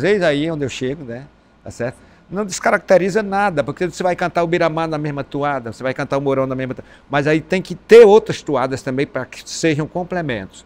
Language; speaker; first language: Portuguese; native; Portuguese